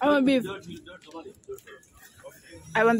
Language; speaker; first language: English; non-native, local second language; Filipino